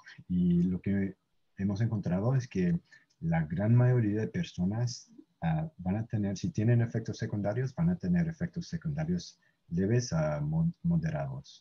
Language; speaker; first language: Spanish; non-native, fluent; English